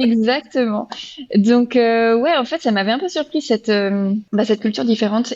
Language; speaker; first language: French; native; French